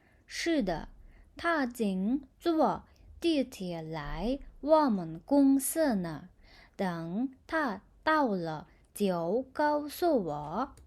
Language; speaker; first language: Chinese; non-native, fluent; Mongolian